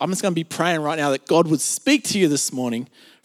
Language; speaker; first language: English; native; English